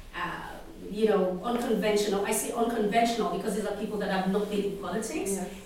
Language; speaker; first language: English; non-native, local second language; Yoruba